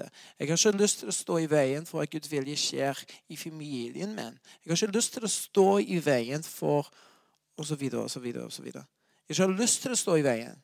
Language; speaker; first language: Norwegian; non-native, fluent; English